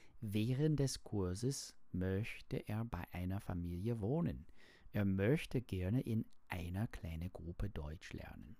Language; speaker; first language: German; non-native, learner; English